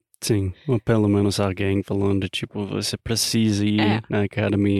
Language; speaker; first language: Portuguese; non-native, learner; English